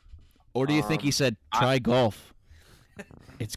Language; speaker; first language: English; native; English